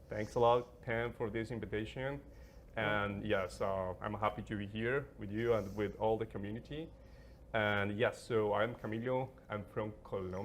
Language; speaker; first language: English; non-native, fluent; Spanish